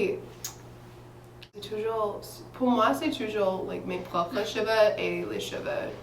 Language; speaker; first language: French; non-native, fluent; English